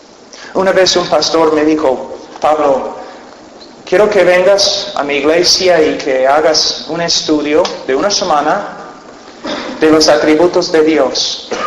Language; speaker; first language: Spanish; non-native, fluent; English